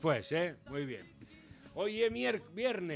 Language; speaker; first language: Spanish; native; Spanish